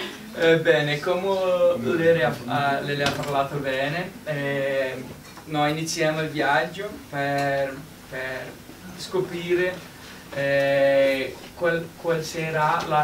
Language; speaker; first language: Italian; non-native, learner; Portuguese